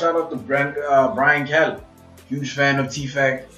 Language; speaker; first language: English; native; English